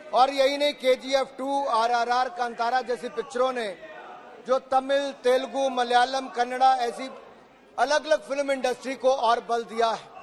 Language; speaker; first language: Hindi; native; Hindi